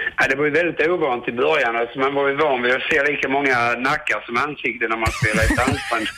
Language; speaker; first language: Swedish; native; Swedish